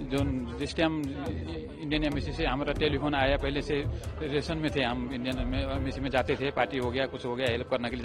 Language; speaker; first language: Hindi; non-native, fluent; Nepali